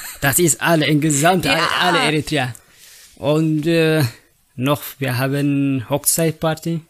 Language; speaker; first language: German; non-native, learner; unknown